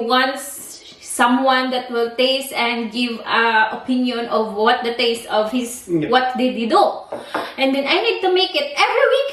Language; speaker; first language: English; non-native, learner; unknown